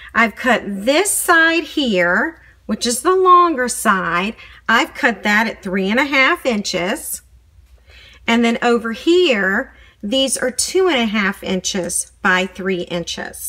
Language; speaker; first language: English; native; English